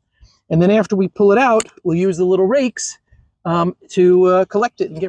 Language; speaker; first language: English; native; English